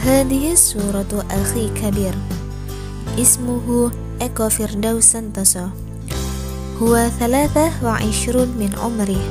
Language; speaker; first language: Arabic; non-native, learner; Indonesian